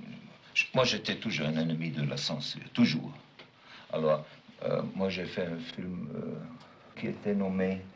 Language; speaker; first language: French; non-native, fluent; German